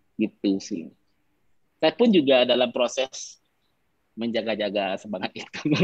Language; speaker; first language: Indonesian; non-native, local second language; Minangkabau